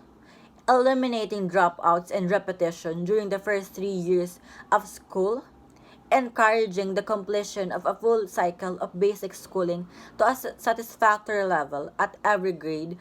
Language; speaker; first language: English; non-native, local second language; Filipino